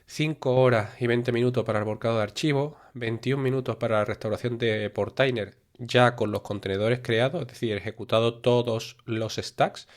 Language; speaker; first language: Spanish; native; Spanish